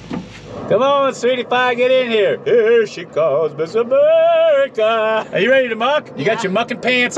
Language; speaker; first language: English; native; English